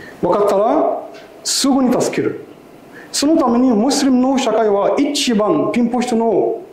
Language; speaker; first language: Japanese; non-native, learner; Arabic